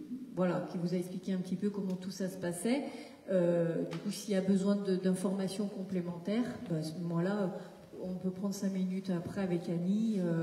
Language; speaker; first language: French; native; French